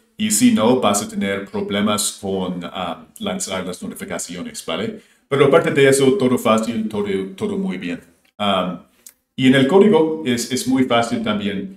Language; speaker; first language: Spanish; non-native, fluent; English